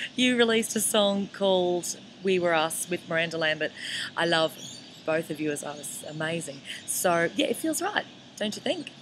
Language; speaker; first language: English; native; English